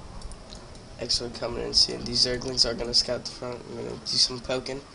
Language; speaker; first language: English; native; English